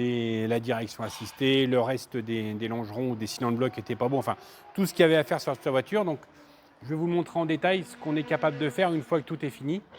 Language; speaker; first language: French; native; French